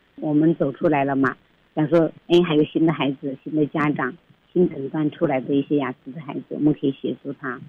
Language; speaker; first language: Chinese; native; Chinese